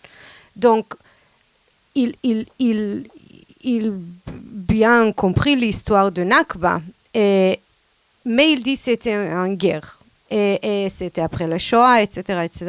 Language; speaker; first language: French; non-native, fluent; Hebrew